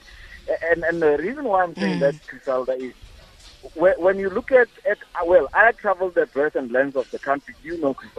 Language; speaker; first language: English; non-native, local second language; Tswana